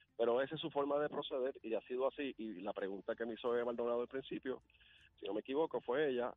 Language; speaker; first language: Spanish; native; Spanish